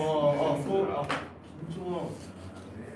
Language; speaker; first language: Japanese; native; Japanese